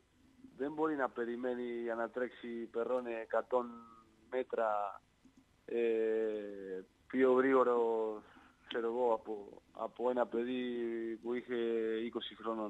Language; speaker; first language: Greek; non-native, learner; Spanish